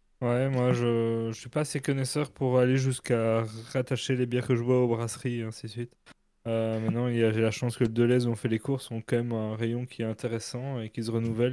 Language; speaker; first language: French; native; French